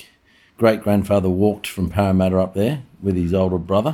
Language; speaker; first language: English; native; English